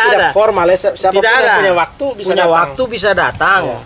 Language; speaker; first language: Indonesian; native; Indonesian